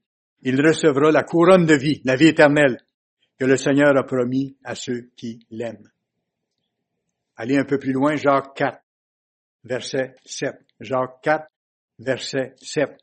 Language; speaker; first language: French; native; French